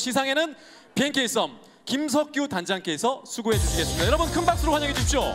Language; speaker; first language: Korean; native; Korean